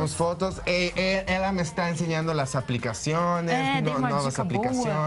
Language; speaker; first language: Portuguese; non-native, learner; Spanish